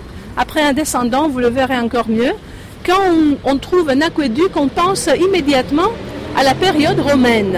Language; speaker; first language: French; non-native, fluent; Greek